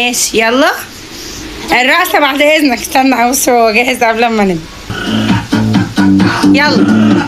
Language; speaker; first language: Arabic; native; Arabic